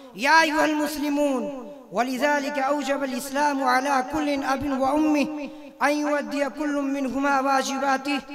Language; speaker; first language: Arabic; non-native, learner; Urdu